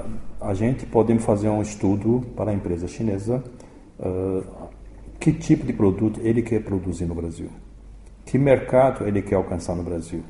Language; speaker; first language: Portuguese; early bilingual, other home language; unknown